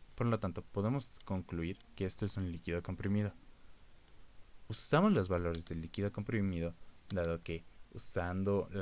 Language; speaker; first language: Spanish; native; Spanish